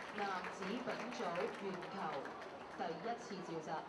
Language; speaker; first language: Chinese; native; Chinese